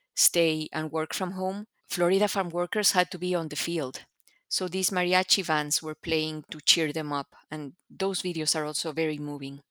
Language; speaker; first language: English; non-native, fluent; Spanish